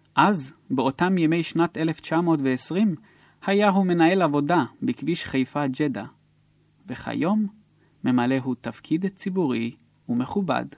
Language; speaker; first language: Hebrew; non-native, fluent; Polish